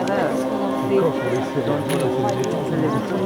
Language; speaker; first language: French; non-native, learner; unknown